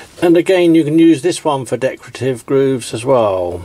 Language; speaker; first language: English; native; English